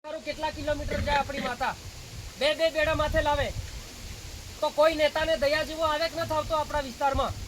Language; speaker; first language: Gujarati; non-native, local second language; Bhili